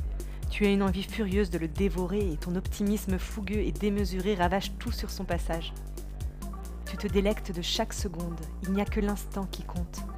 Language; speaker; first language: French; native; French